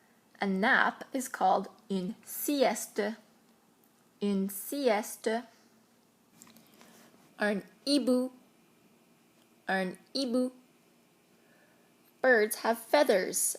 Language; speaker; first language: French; non-native, fluent; English